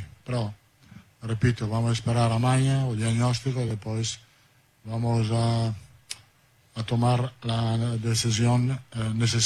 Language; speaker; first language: Portuguese; non-native, learner; Italian